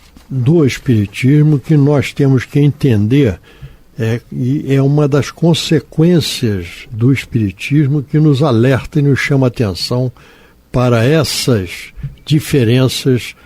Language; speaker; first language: Portuguese; native; Portuguese